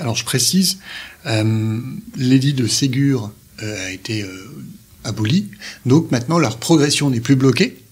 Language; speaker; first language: French; native; French